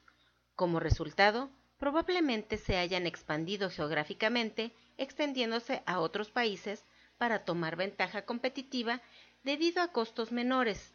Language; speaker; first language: Spanish; native; Spanish